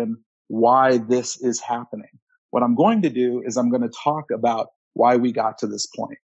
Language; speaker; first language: English; native; English